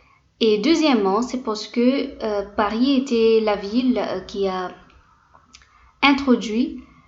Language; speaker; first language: French; non-native, fluent; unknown